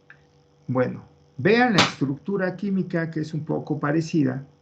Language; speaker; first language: Spanish; native; Spanish